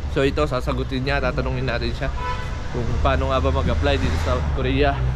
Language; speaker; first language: Filipino; native; Filipino